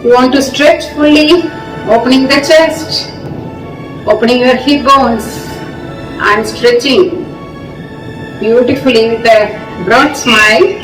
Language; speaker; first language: English; non-native, local second language; Tamil